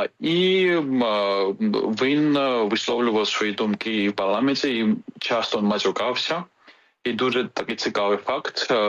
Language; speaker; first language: Ukrainian; non-native, fluent; Georgian